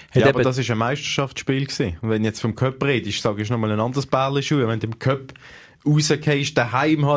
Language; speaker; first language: German; native; German